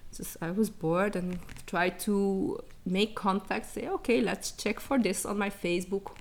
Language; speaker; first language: English; early bilingual, heritage; English